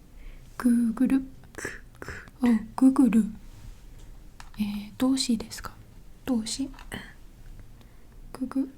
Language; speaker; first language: Japanese; non-native, learner; English